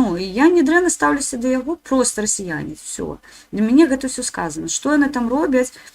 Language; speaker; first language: Belarusian; native; Belarusian